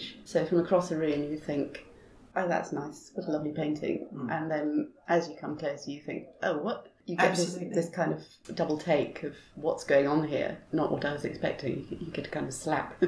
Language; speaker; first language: English; native; English